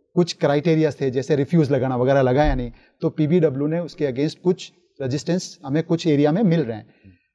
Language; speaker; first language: Hindi; native; Hindi